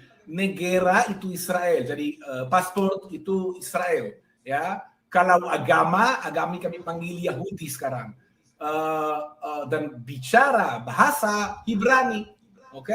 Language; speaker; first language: Indonesian; non-native, fluent; Hebrew